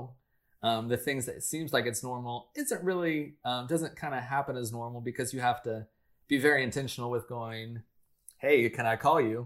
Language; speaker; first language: English; native; English